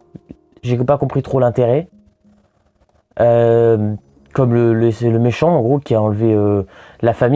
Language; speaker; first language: French; native; French